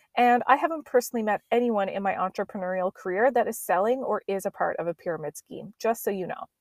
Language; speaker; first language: English; native; English